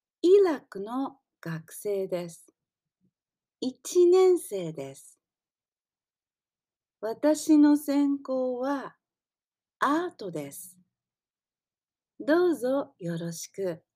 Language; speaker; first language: Japanese; non-native, learner; English